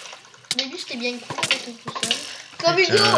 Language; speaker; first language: French; native; French